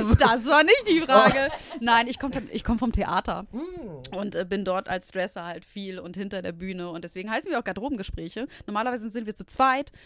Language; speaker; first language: German; native; German